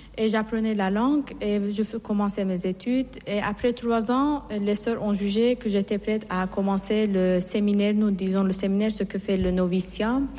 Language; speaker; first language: French; non-native, fluent; Persian